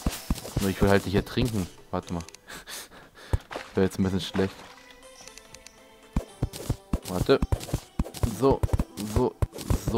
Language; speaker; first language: German; native; German